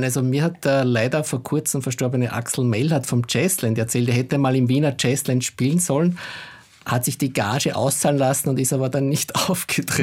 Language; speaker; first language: German; native; German